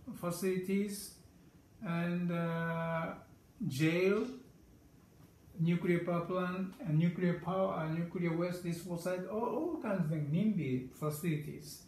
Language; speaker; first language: English; non-native, learner; Japanese